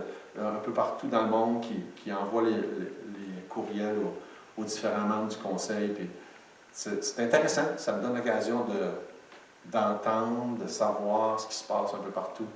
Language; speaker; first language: French; native; French